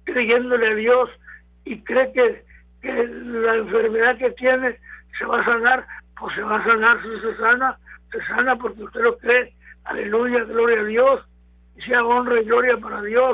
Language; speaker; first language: Spanish; native; Spanish